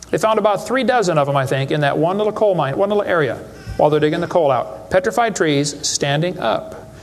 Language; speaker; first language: English; native; English